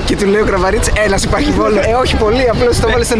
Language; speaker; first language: Greek; native; Greek